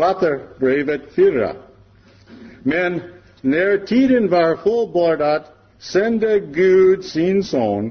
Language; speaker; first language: Swedish; non-native, learner; English